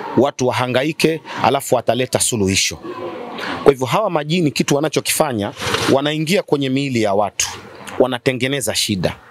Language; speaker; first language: Swahili; native; Swahili